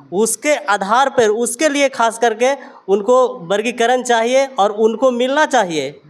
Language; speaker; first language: Hindi; native; Hindi